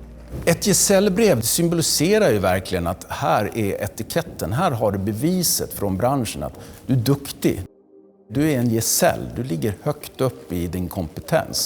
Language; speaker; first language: Swedish; native; Swedish